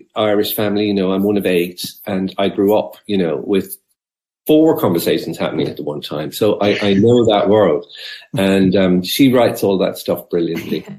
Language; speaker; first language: English; native; English